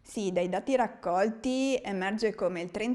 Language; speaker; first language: Italian; native; Italian